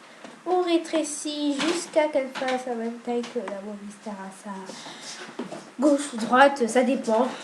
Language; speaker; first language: French; native; French